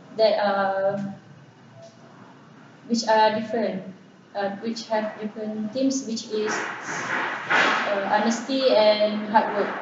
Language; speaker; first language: English; non-native, local second language; Malay